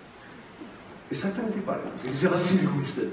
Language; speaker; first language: Spanish; native; Spanish